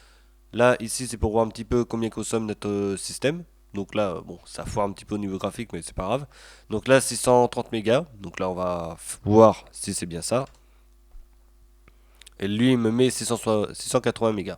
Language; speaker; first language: French; native; French